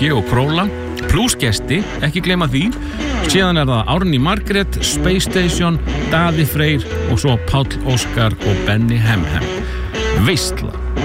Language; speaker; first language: Icelandic; native; Icelandic